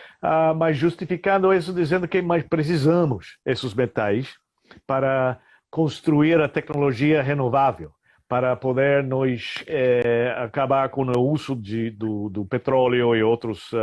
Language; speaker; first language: Portuguese; non-native, fluent; English